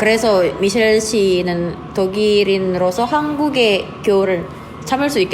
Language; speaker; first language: Korean; non-native, fluent; Indonesian